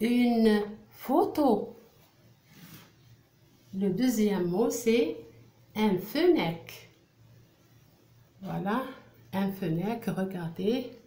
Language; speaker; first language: French; non-native, local second language; Arabic